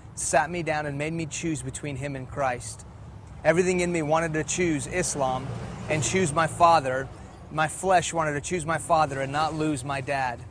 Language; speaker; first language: English; early bilingual, other home language; Persian